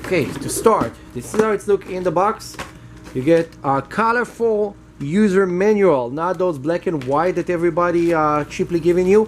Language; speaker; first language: English; non-native, fluent; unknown